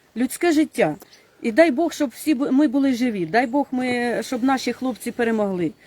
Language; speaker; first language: Ukrainian; native; Ukrainian